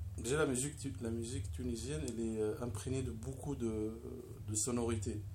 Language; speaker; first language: French; non-native, local second language; Arabic